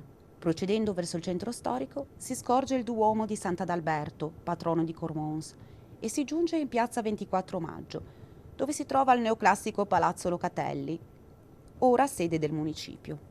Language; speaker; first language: Italian; native; Italian